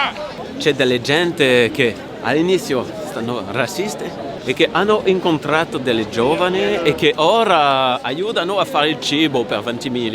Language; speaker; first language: Italian; non-native, learner; French